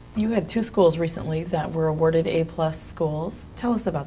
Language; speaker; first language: English; native; English